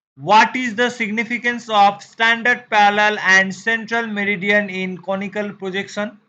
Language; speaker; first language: English; non-native, local second language; Bangla